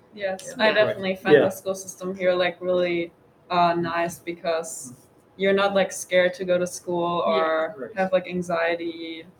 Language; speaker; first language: English; non-native, fluent; German